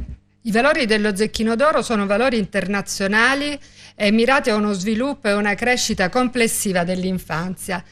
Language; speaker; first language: Italian; non-native, fluent; Albanian